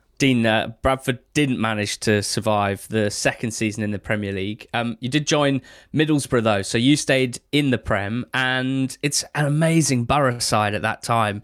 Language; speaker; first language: English; native; English